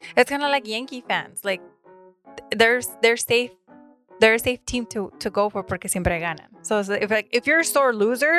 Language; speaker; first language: English; early bilingual, other home language; Spanish